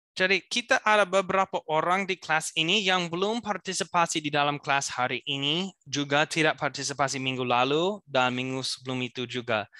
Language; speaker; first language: Indonesian; non-native, fluent; English